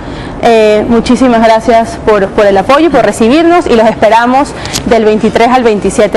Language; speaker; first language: Spanish; native; Spanish